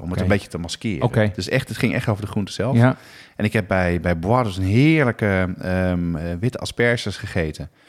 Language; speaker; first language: Dutch; native; Dutch